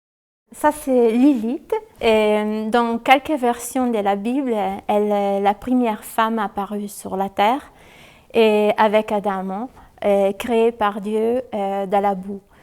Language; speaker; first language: French; non-native, fluent; Italian